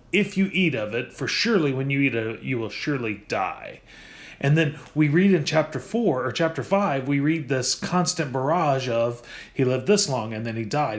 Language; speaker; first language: English; native; English